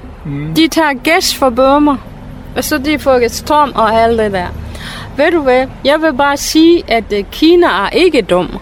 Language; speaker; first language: Danish; non-native, fluent; Burmese